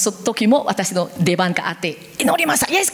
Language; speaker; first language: Japanese; non-native, learner; Korean